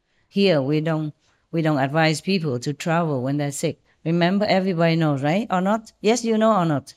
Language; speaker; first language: English; non-native, fluent; Vietnamese